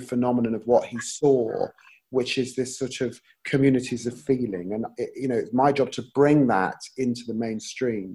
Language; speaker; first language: English; native; English